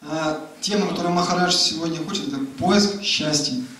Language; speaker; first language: Russian; native; Russian